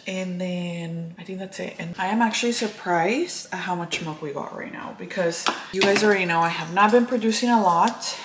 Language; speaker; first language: English; early bilingual, other home language; Spanish